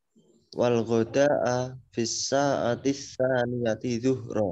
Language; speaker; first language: Arabic; non-native, learner; Indonesian